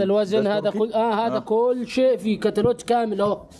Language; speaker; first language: Arabic; native; Arabic